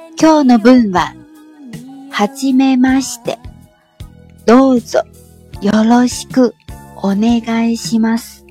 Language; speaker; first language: Japanese; non-native, fluent; Chinese